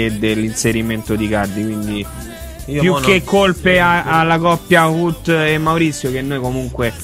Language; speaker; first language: Italian; native; Italian